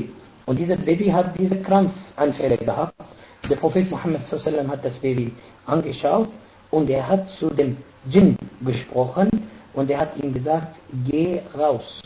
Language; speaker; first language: German; non-native, fluent; Arabic